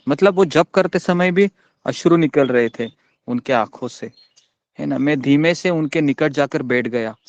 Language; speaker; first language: Hindi; non-native, local second language; Marathi